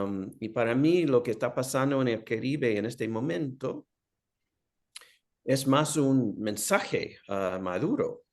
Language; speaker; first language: Spanish; non-native, fluent; English